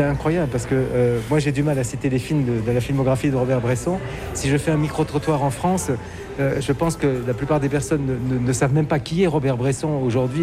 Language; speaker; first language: French; native; French